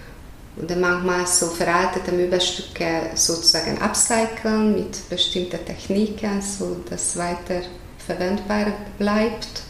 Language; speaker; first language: German; non-native, fluent; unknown